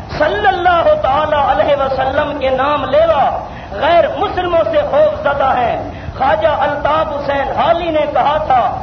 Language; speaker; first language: Urdu; non-native, local second language; Punjabi